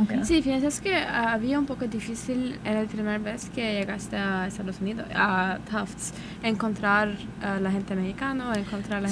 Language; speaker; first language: Spanish; non-native, learner; English